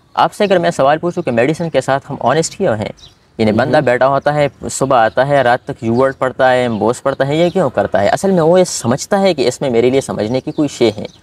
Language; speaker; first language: Urdu; non-native, local second language; Pashto